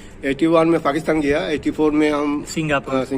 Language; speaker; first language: Hindi; non-native, learner; Bangla